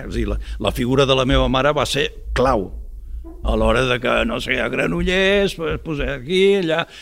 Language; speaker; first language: Catalan; early bilingual, heritage; Catalan